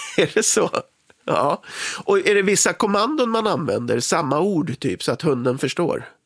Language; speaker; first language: Swedish; native; Swedish